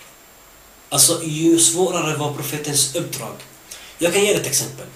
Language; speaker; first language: Swedish; early bilingual, other home language; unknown